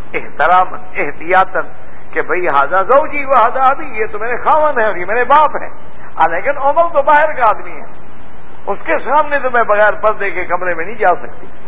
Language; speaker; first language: Urdu; native; Urdu